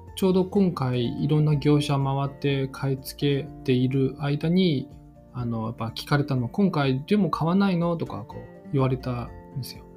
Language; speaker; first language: Japanese; non-native, fluent; Chinese